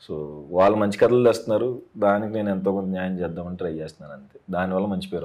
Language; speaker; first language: Telugu; native; Telugu